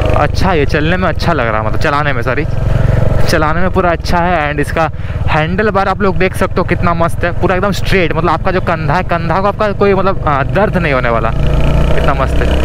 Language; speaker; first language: Hindi; non-native, local second language; Bangla